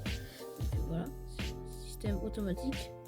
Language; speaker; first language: French; native; French